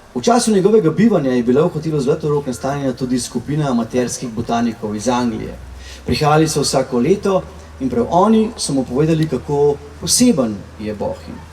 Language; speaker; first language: Slovenian; native; Slovenian